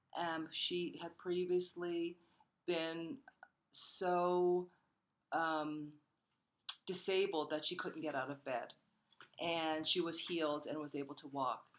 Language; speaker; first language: English; early bilingual, other home language; Korean